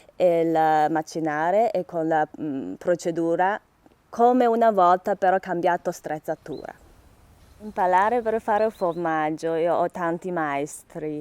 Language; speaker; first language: Italian; non-native, learner; Chinese